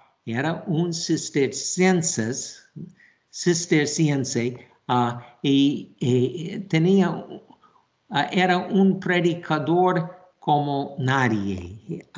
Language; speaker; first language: Spanish; non-native, fluent; English